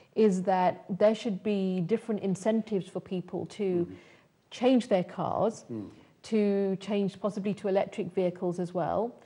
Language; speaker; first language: English; native; English